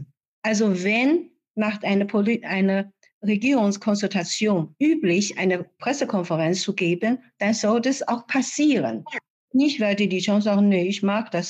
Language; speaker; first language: German; non-native, fluent; Chinese